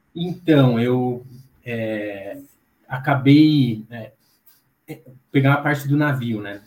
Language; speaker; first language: Portuguese; native; Portuguese